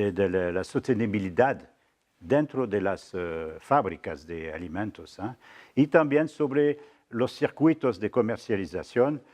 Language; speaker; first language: Spanish; non-native, fluent; French